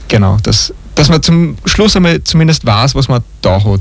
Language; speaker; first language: German; native; German